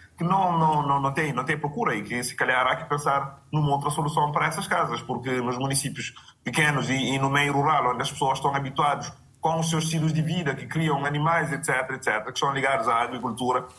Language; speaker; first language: Portuguese; non-native, local second language; Kabuverdianu